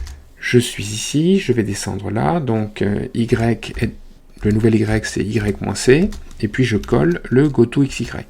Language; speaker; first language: French; native; French